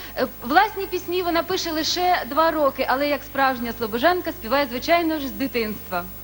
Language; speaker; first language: Ukrainian; native; Ukrainian